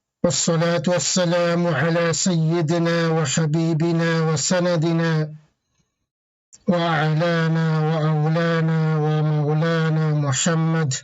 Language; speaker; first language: Arabic; non-native, fluent; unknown